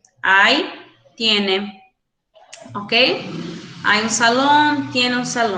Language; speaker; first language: Spanish; non-native, fluent; Portuguese